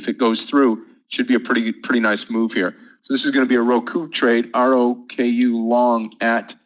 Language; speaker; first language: English; native; English